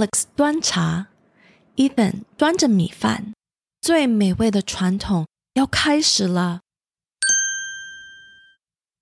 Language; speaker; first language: Chinese; early bilingual, heritage; Chinese